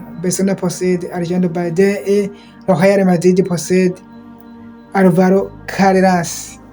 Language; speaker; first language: French; non-native, local second language; Kinyarwanda